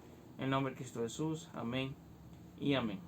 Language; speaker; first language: Spanish; native; Spanish